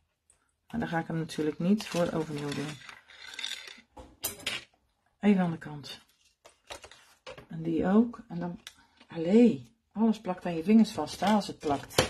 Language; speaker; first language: Dutch; native; Dutch